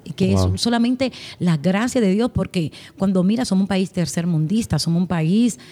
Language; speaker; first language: Spanish; native; Spanish